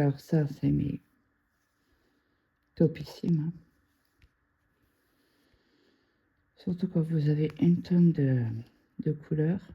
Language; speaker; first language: French; native; French